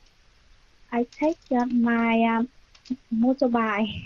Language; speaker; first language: English; non-native, learner; Vietnamese